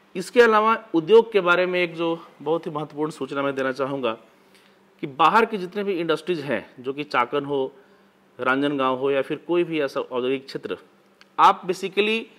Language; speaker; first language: Hindi; native; Hindi